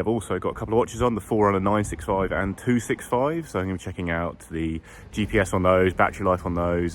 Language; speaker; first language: English; native; English